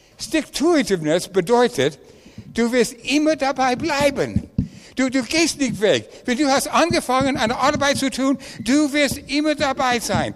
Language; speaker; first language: German; non-native, learner; English